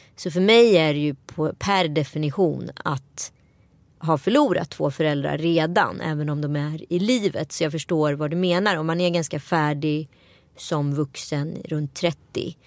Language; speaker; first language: Swedish; native; Swedish